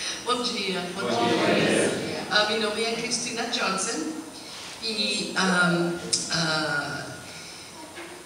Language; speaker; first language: Portuguese; non-native, learner; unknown